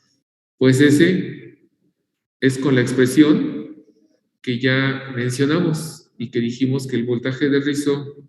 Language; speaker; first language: Spanish; native; Spanish